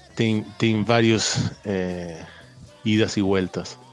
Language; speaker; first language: Portuguese; non-native, learner; Spanish